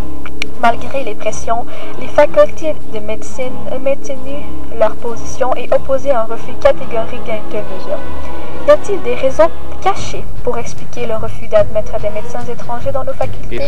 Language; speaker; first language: French; native; French